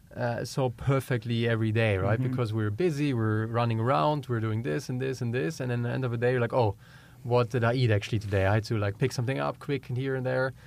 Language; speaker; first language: English; non-native, fluent; German